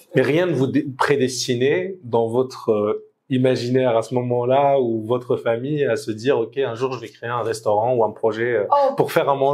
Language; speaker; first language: French; native; French